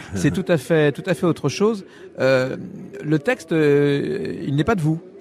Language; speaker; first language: French; native; French